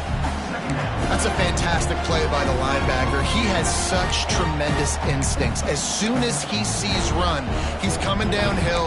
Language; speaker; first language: English; native; English